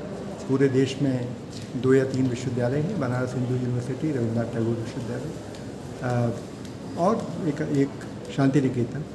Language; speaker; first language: Hindi; native; Hindi